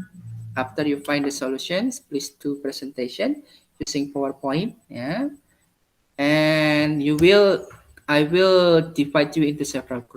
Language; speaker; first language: English; non-native, learner; Indonesian